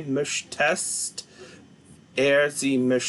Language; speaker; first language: German; non-native, fluent; English